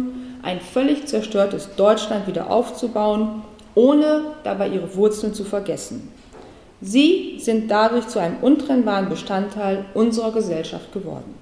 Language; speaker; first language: German; native; German